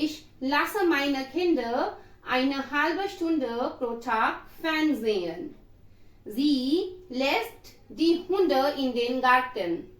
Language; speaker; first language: German; non-native, fluent; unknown